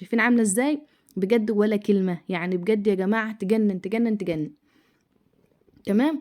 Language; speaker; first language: Arabic; native; Arabic